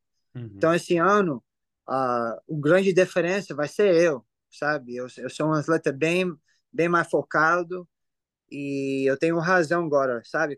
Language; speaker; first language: Portuguese; early bilingual, heritage; English